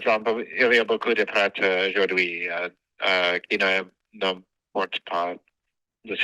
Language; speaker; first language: French; non-native, fluent; English